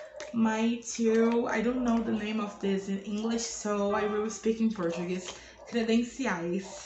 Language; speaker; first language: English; non-native, learner; Portuguese